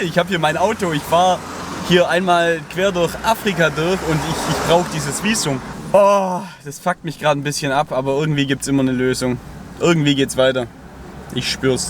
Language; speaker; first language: German; native; German